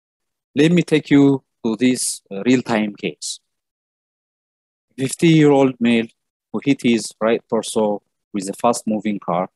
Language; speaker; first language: English; non-native, local second language; Amharic